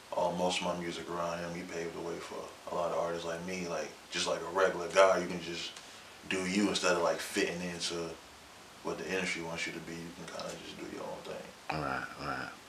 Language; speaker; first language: English; native; English